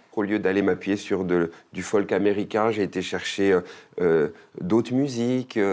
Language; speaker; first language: French; native; French